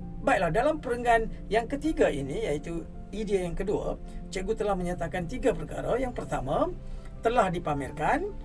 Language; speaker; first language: Malay; non-native, local second language; Tamil